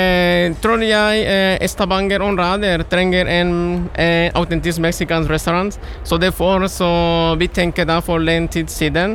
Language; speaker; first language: Norwegian; non-native, learner; Spanish